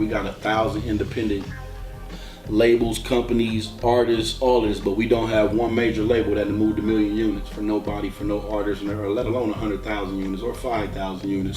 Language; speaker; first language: English; native; English